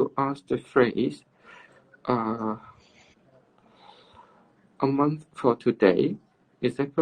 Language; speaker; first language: English; non-native, learner; Cantonese